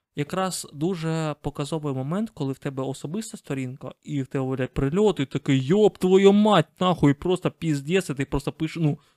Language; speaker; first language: Ukrainian; non-native, local second language; Russian